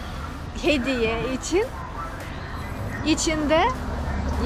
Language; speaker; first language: Turkish; non-native, learner; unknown